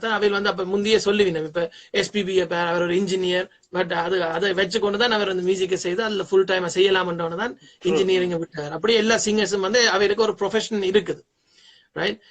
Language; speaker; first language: Tamil; early bilingual, heritage; Tamil